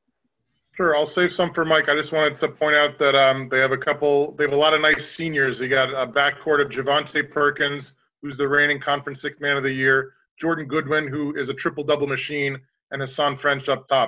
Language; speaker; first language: English; native; English